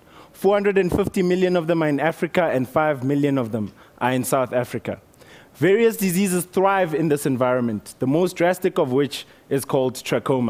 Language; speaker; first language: English; non-native, local second language; Northern Sotho